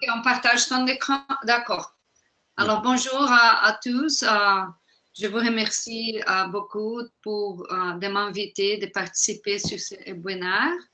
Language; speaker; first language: French; non-native, fluent; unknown